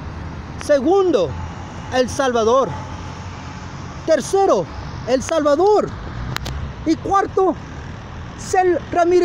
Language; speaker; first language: Spanish; early bilingual, heritage; Spanish